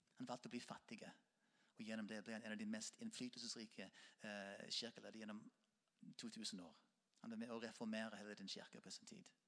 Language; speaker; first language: Norwegian; non-native, fluent; English